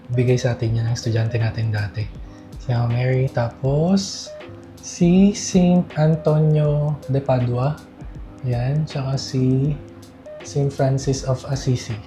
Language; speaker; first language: Filipino; native; Filipino